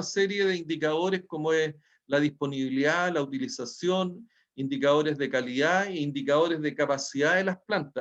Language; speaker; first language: Spanish; native; Spanish